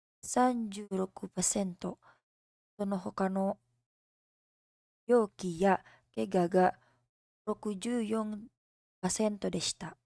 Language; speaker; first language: Japanese; non-native, learner; Indonesian